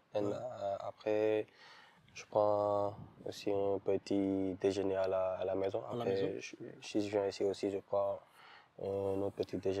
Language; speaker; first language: French; non-native, local second language; Wolof